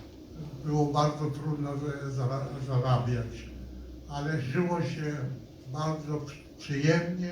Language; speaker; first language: Polish; non-native, local second language; Yiddish